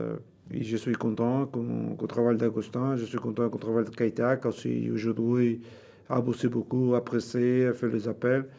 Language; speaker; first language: French; non-native, learner; Portuguese